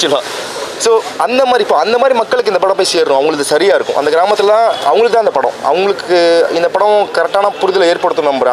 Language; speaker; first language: Tamil; native; Tamil